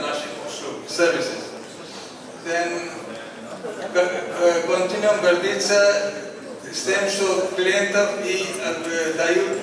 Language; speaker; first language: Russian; non-native, learner; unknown